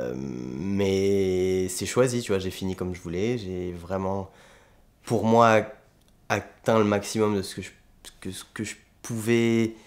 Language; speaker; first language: French; native; French